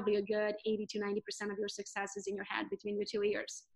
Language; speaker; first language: English; non-native, fluent; Romanian